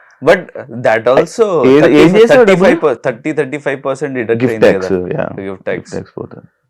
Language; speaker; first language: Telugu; non-native, learner; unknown